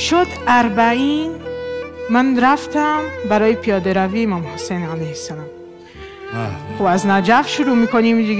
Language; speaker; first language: Persian; non-native, fluent; Portuguese